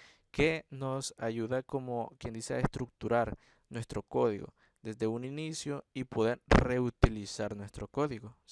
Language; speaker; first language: Spanish; native; Spanish